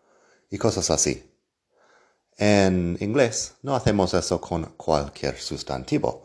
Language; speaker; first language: Spanish; non-native, fluent; English